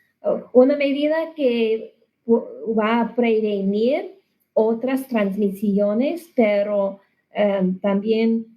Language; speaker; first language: Spanish; non-native, learner; English